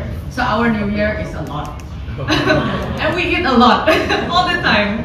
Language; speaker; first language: English; non-native, fluent; Indonesian